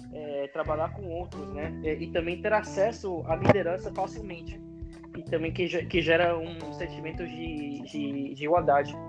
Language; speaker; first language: Portuguese; non-native, fluent; English